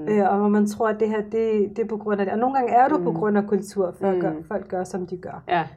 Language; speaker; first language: Danish; early bilingual, other home language; Arabic